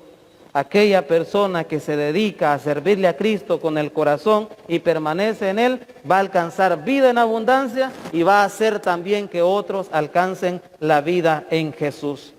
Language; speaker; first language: Spanish; native; Spanish